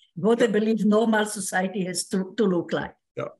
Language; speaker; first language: English; non-native, fluent; Hebrew